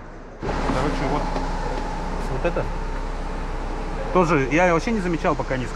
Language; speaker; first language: Russian; native; Russian